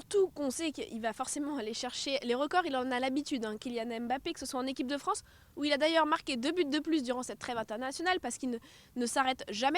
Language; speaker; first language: French; native; French